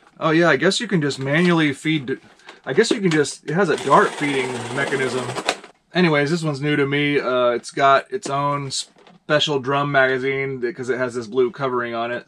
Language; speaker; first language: English; native; English